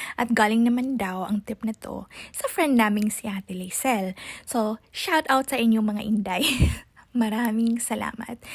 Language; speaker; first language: Filipino; non-native, local second language; Cebuano